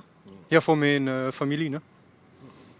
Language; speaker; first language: Dutch; non-native, learner; German